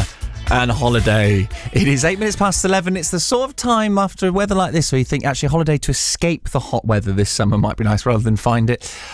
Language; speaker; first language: English; native; English